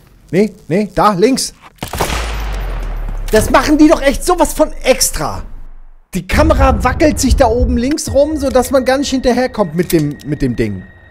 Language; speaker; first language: German; native; German